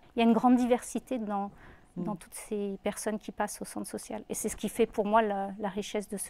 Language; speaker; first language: French; native; French